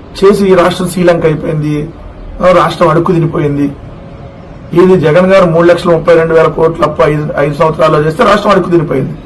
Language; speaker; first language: Telugu; native; Telugu